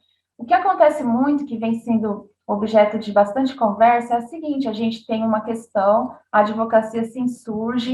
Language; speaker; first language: Portuguese; native; Portuguese